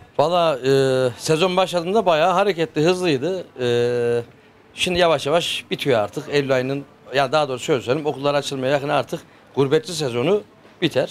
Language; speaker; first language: Turkish; native; Turkish